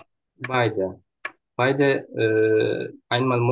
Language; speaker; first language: German; non-native, learner; Turkish